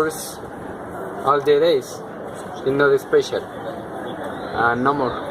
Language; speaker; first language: English; non-native, learner; Spanish